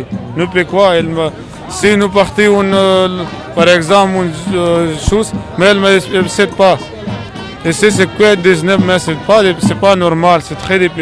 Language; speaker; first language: French; non-native, learner; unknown